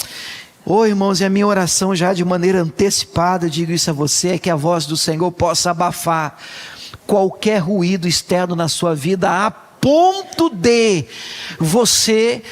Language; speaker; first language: Portuguese; native; Portuguese